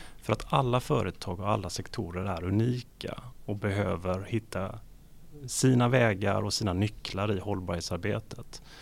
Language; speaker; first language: Swedish; native; Swedish